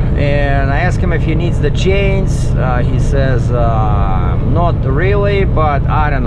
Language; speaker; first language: English; non-native, fluent; Russian